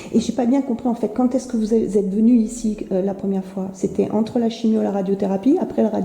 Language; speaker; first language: French; native; French